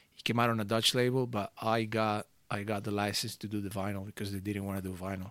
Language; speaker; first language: English; early bilingual, other home language; Portuguese